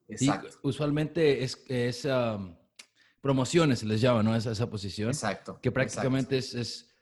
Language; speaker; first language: Spanish; native; Spanish